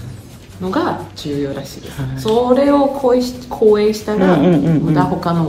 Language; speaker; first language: Japanese; non-native, learner; Chinese